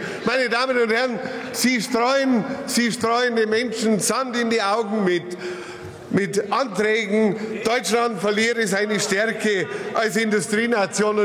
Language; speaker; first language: German; native; German